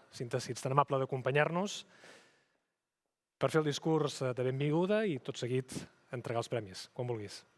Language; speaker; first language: Catalan; native; Catalan